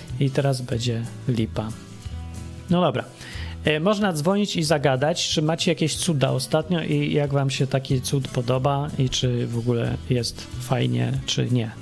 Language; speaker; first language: Polish; native; Polish